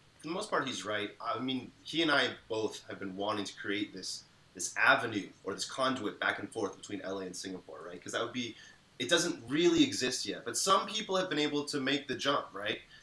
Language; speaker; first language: English; native; English